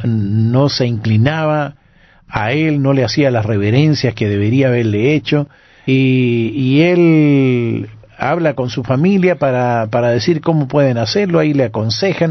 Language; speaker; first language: Spanish; native; Spanish